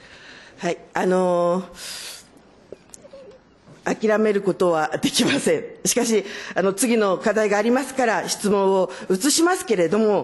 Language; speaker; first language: Japanese; native; Japanese